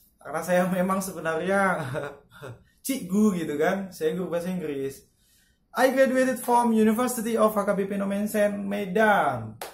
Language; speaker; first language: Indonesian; native; Indonesian